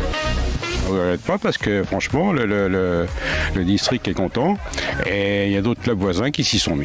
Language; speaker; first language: French; native; French